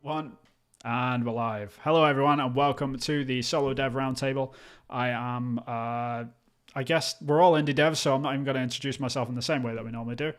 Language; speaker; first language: English; native; English